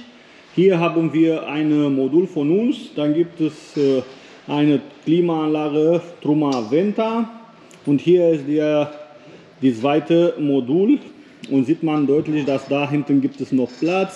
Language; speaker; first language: German; non-native, learner; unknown